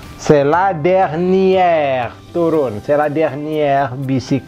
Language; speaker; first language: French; non-native, fluent; Indonesian